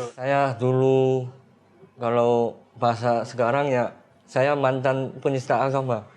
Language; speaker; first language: Indonesian; non-native, fluent; Korean